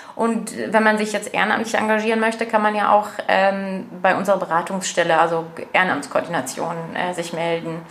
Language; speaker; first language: German; non-native, fluent; Arabic